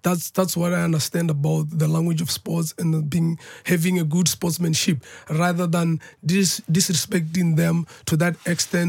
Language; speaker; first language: English; non-native, local second language; Northern Sotho